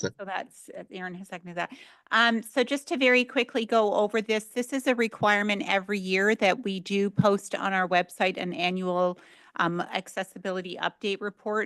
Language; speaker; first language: English; native; English